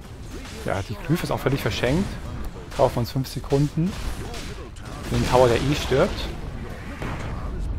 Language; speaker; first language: German; native; German